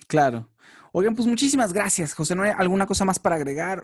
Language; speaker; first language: Spanish; native; Spanish